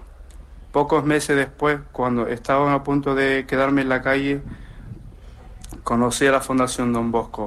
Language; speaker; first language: Spanish; non-native, learner; Arabic